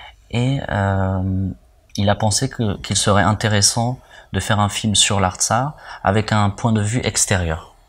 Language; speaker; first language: French; early bilingual, heritage; French